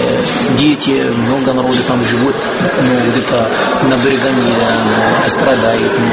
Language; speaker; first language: Russian; non-native, fluent; Arabic